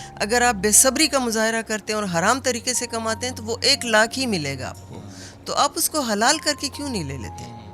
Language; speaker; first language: Urdu; non-native, local second language; Pashto